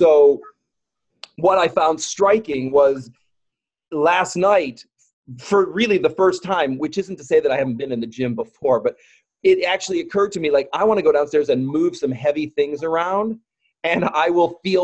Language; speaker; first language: English; native; English